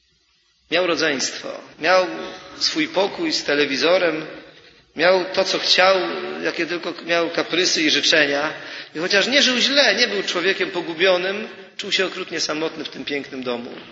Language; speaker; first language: Polish; native; Polish